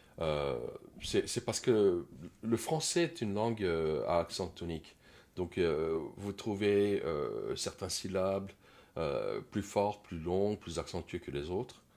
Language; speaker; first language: French; non-native, fluent; Korean